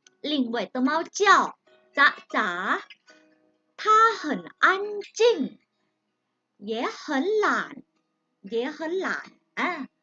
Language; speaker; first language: Chinese; non-native, fluent; Thai